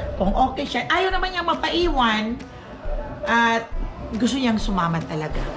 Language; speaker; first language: Filipino; non-native, local second language; Cebuano